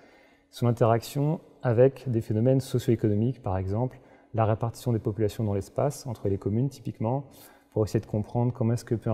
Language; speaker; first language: French; native; French